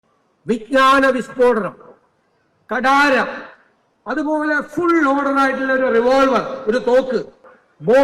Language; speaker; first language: Malayalam; native; Malayalam